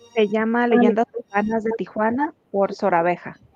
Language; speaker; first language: Spanish; native; Spanish